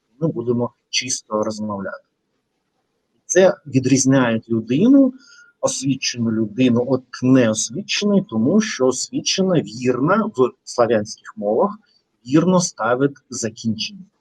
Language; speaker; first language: Ukrainian; non-native, fluent; Russian